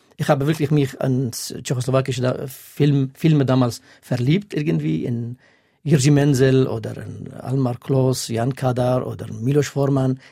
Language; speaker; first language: German; non-native, fluent; Kurdish